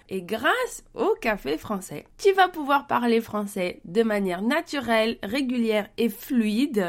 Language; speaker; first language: French; native; French